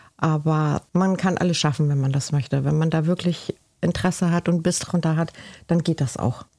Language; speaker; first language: German; early bilingual, other home language; Spanish